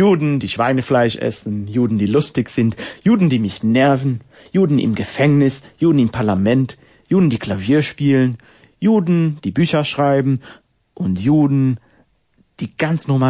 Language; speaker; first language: German; non-native, fluent; Hebrew